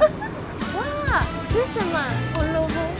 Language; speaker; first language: Chinese; non-native, fluent; Japanese